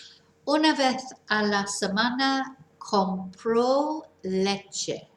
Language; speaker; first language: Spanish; non-native, fluent; English